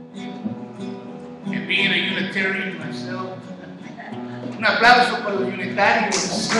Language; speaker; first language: English; native; English